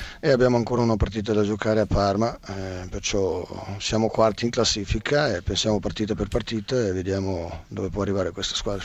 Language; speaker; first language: Italian; non-native, fluent; Serbian